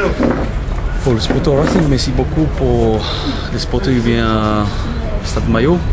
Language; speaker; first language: French; non-native, learner; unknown